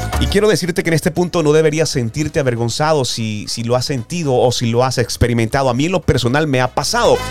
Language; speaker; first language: Spanish; native; Spanish